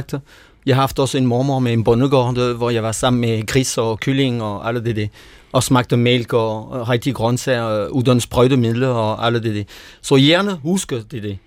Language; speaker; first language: Danish; non-native, fluent; French